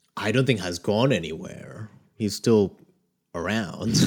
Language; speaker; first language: English; early bilingual, other home language; Korean